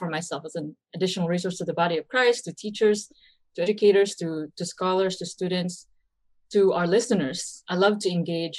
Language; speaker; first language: English; early bilingual, other home language; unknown